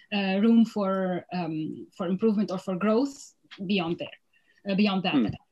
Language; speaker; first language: English; non-native, fluent; Arabic